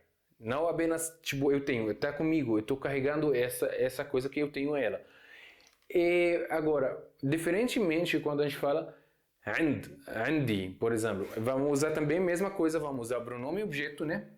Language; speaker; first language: Portuguese; non-native, fluent; Arabic